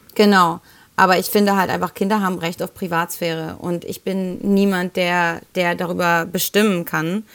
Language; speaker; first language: German; early bilingual, other home language; Spanish